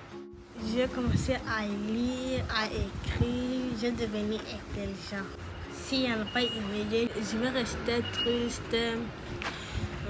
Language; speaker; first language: French; non-native, learner; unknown